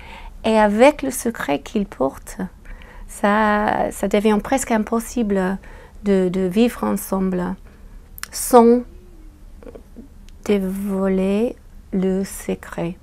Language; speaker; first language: French; non-native, fluent; English